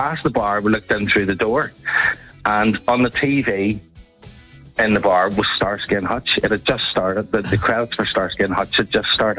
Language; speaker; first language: English; native; English